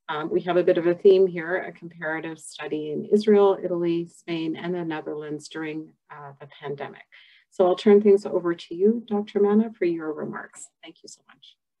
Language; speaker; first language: English; native; English